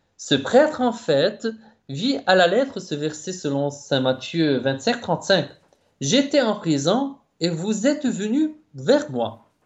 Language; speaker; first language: French; non-native, local second language; Arabic